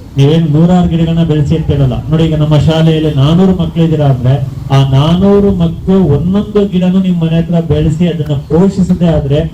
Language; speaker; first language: Kannada; native; Kannada